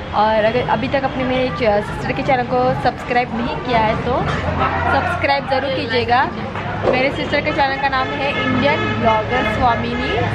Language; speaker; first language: Hindi; non-native, local second language; Marathi